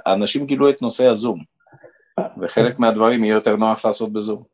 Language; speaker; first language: Hebrew; early bilingual, other home language; Romanian